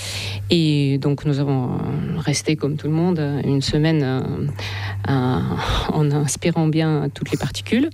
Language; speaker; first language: French; non-native, fluent; Russian